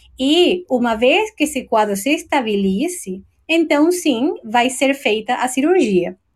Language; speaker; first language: Portuguese; non-native, fluent; Spanish